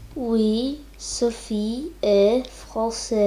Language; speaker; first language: French; non-native, learner; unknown